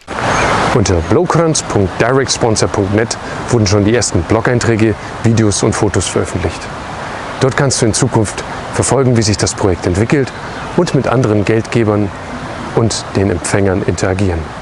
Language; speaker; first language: German; native; German